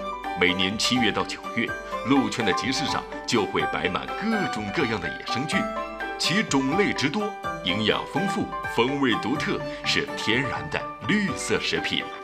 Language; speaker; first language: Chinese; native; Chinese